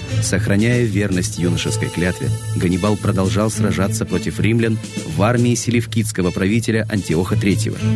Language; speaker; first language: Russian; native; Russian